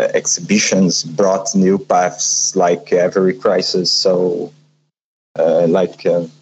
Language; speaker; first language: English; non-native, learner; Portuguese